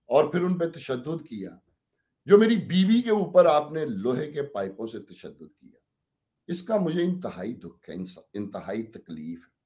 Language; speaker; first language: Urdu; non-native, local second language; Punjabi